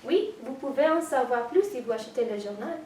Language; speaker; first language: French; non-native, learner; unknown